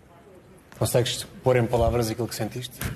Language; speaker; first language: Portuguese; native; Portuguese